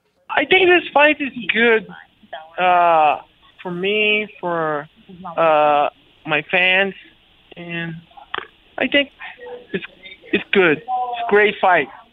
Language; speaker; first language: English; non-native, learner; Portuguese